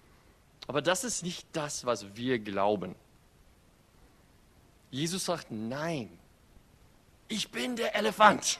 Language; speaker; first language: German; non-native, fluent; English